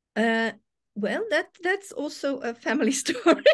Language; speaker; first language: English; non-native, fluent; Serbian